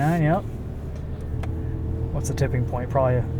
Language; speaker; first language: English; native; English